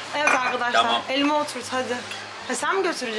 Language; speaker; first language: Turkish; native; Turkish